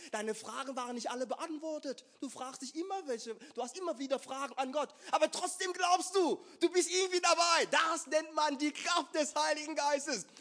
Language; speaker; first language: German; non-native, fluent; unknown